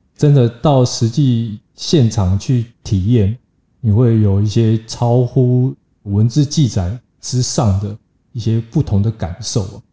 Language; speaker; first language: Chinese; native; Chinese